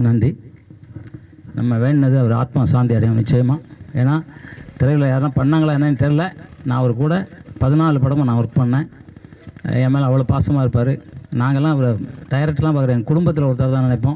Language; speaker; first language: Tamil; native; Tamil